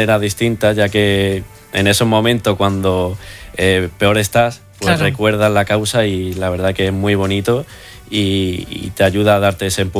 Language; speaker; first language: Spanish; native; Spanish